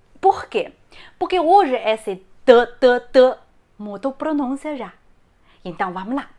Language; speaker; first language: Portuguese; non-native, learner; Chinese